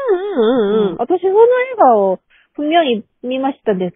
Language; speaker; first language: Japanese; non-native, learner; Korean